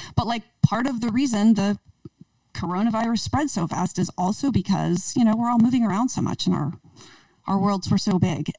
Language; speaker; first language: English; native; English